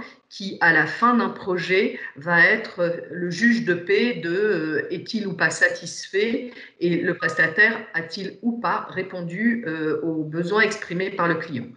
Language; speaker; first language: French; native; French